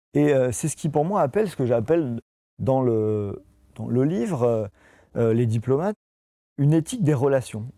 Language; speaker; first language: French; native; French